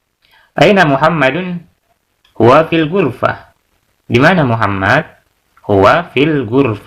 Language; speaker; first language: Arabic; non-native, fluent; Indonesian